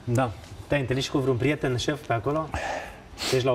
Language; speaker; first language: Romanian; native; Romanian